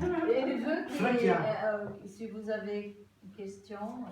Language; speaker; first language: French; non-native, fluent; Portuguese